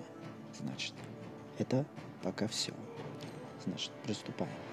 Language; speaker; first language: Russian; non-native, local second language; Uzbek